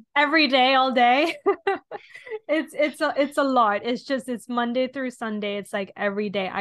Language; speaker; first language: English; non-native, fluent; Italian